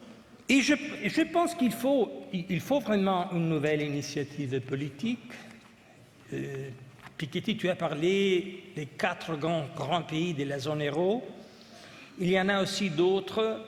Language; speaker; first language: French; non-native, fluent; Italian